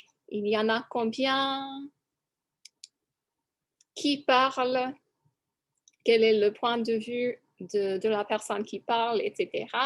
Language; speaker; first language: French; non-native, fluent; English